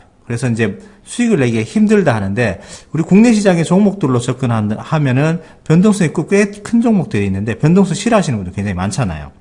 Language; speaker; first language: Korean; native; Korean